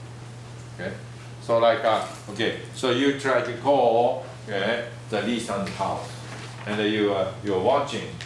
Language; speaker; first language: English; non-native, fluent; Japanese